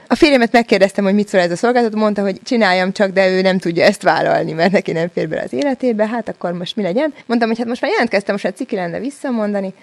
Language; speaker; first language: Hungarian; native; Hungarian